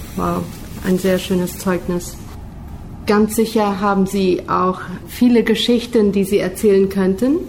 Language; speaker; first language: German; early bilingual, heritage; German